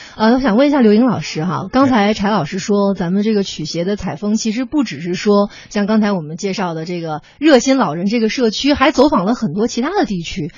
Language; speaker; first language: Chinese; native; Chinese